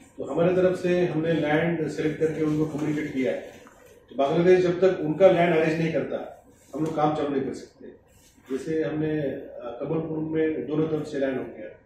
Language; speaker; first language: Hindi; non-native, local second language; Bangla